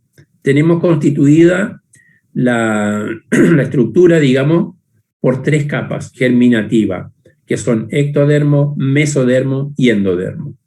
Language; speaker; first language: Spanish; native; Spanish